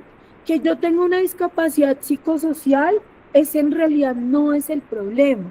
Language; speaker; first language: Spanish; native; Spanish